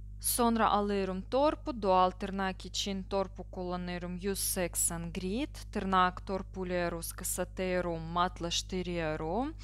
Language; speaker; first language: Turkish; non-native, learner; Russian